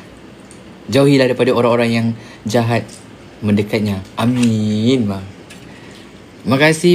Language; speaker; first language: Malay; native; Malay